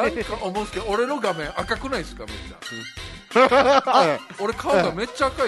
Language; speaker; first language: Japanese; native; Japanese